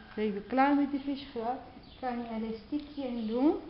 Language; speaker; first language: Dutch; non-native, learner; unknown